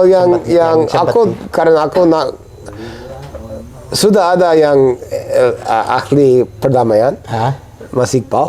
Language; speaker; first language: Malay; non-native, fluent; English